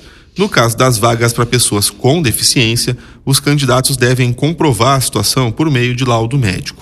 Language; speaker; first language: Portuguese; native; Portuguese